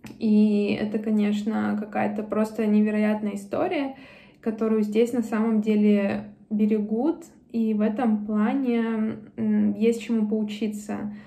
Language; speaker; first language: Russian; native; Russian